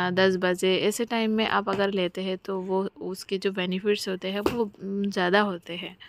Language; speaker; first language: Hindi; non-native, local second language; Bangla